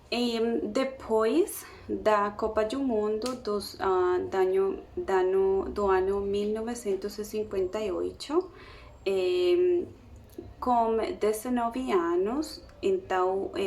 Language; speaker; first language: Portuguese; non-native, learner; Spanish